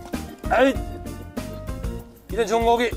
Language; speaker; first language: Korean; early bilingual, heritage; English